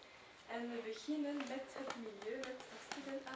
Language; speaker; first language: Dutch; non-native, learner; French